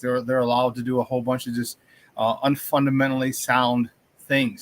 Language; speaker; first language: English; native; English